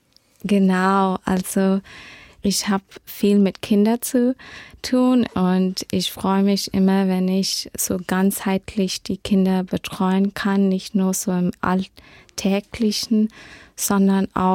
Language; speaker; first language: German; early bilingual, heritage; German